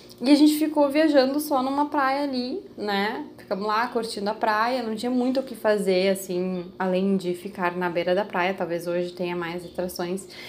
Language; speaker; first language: Portuguese; native; Portuguese